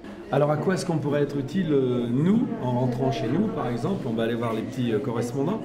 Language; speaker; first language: French; native; French